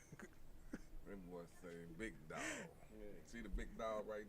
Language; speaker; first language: English; native; English